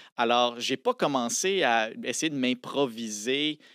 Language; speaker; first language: French; native; French